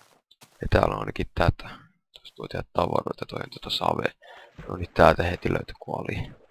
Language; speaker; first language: Finnish; native; Finnish